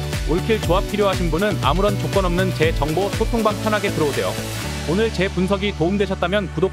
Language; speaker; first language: Korean; native; Korean